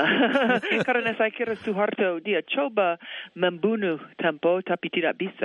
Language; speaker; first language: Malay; non-native, fluent; English